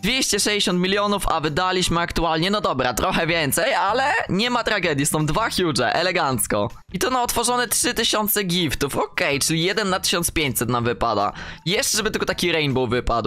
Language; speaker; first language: Polish; native; Polish